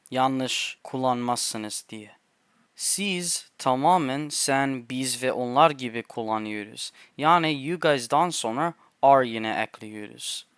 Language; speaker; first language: Turkish; non-native, fluent; English